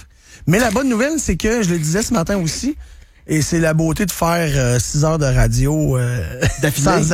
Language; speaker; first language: French; native; French